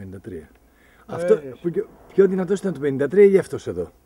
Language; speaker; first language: Greek; native; Greek